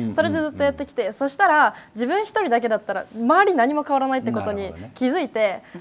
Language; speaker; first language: Japanese; native; Japanese